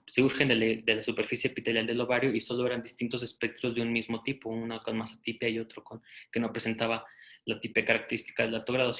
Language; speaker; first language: Spanish; native; Spanish